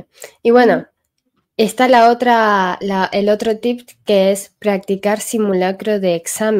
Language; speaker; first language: Spanish; non-native, fluent; Chinese